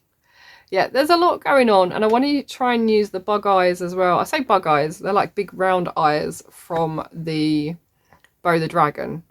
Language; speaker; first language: English; native; English